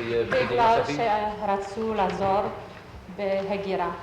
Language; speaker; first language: Hebrew; non-native, fluent; German